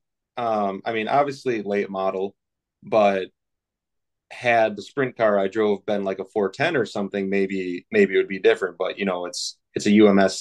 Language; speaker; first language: English; native; English